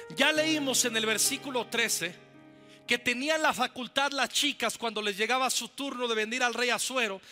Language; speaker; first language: Spanish; native; Spanish